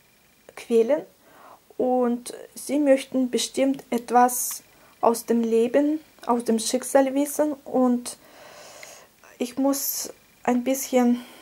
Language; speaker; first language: German; non-native, fluent; Russian